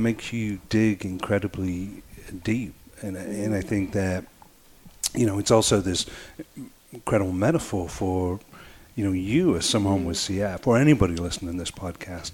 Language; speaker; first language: English; native; English